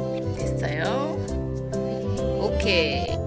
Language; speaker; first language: Korean; native; Korean